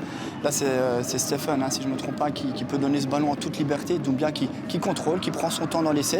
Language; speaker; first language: French; native; French